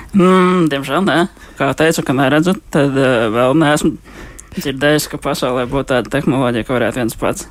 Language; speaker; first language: Latvian; native; Latvian